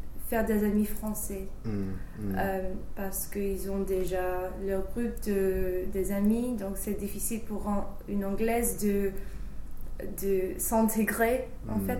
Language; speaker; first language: French; non-native, fluent; English